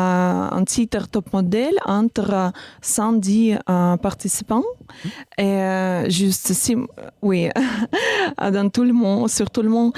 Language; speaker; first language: French; non-native, learner; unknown